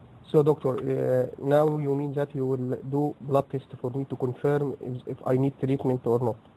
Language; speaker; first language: English; non-native, fluent; Arabic